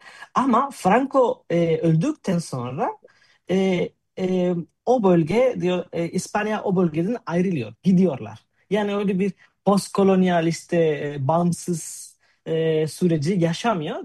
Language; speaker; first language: Turkish; non-native, fluent; Spanish